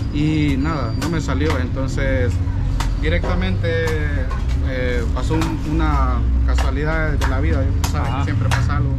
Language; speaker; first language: Spanish; native; Spanish